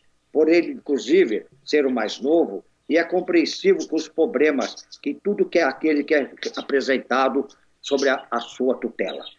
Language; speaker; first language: Portuguese; native; Portuguese